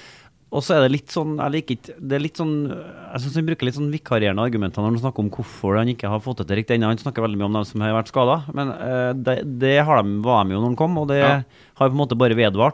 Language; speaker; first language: Norwegian; native; Norwegian